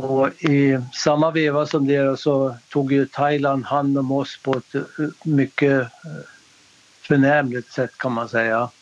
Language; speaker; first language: Swedish; native; Swedish